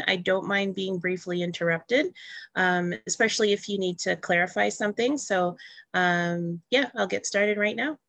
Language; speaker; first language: English; native; English